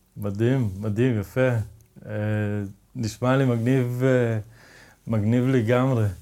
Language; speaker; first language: Hebrew; non-native, local second language; Arabic